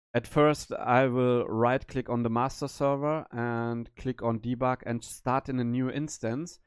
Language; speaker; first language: English; non-native, learner; German